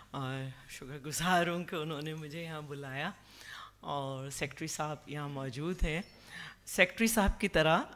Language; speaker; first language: Urdu; native; Urdu